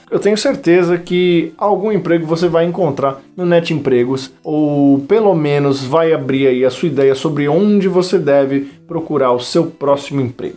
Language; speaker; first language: Portuguese; native; Portuguese